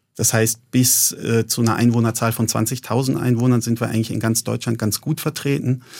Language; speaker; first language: German; native; German